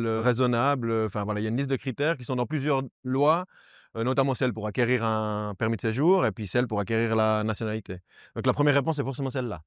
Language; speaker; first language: French; native; French